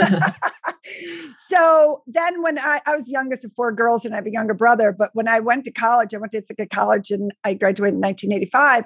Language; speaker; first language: English; native; English